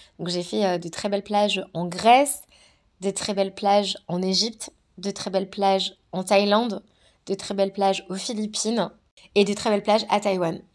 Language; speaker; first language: French; native; French